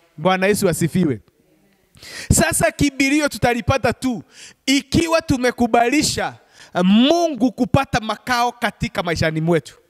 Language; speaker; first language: Swahili; non-native, local second language; Kikuyu